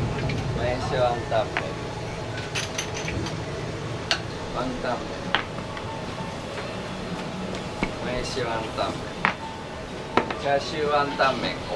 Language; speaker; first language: Japanese; native; Japanese